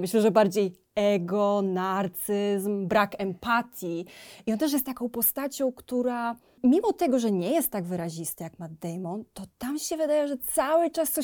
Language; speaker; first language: Polish; native; Polish